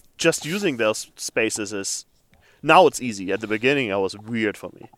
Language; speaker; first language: English; non-native, fluent; German